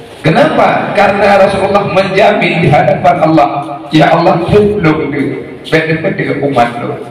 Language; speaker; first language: Malay; non-native, local second language; Achinese